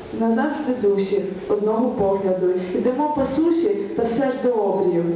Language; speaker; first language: Ukrainian; native; Ukrainian